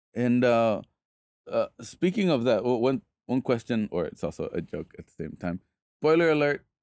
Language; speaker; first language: English; early bilingual, other home language; Spanish